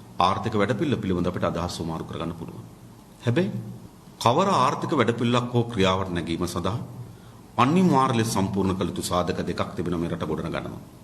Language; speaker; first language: Sinhala; native; Sinhala